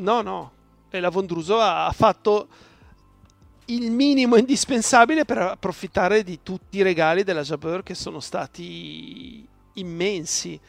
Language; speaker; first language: Italian; native; Italian